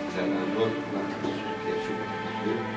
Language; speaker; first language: French; non-native, fluent; Portuguese